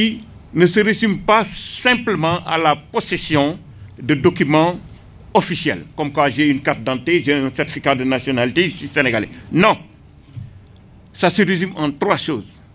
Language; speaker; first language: French; non-native, local second language; Wolof